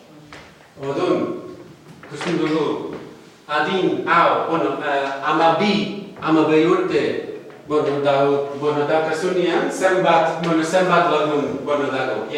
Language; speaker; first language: Basque; non-native, fluent; Welsh